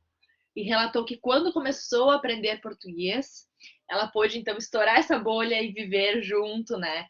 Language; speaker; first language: Portuguese; native; Portuguese